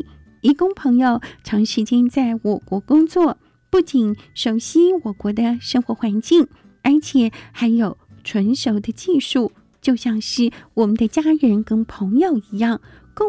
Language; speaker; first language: Chinese; native; Chinese